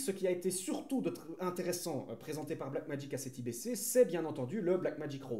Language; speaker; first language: French; native; French